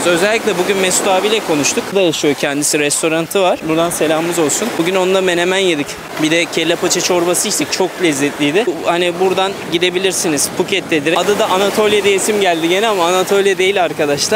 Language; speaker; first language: Turkish; native; Turkish